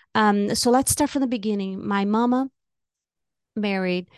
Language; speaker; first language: English; non-native, fluent; Portuguese